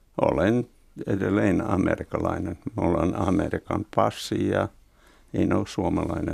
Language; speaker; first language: Finnish; non-native, fluent; English